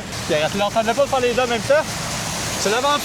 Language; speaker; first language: French; native; French